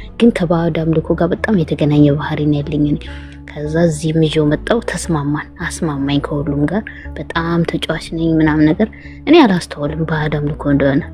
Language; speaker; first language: Amharic; native; Amharic